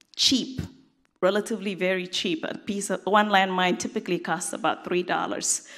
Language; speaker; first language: English; non-native, fluent; Tigrinya